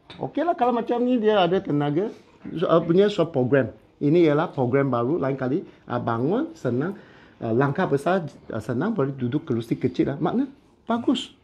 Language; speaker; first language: Malay; non-native, local second language; Chinese